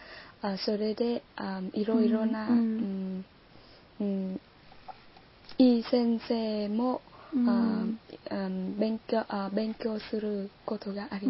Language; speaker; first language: Japanese; non-native, learner; Vietnamese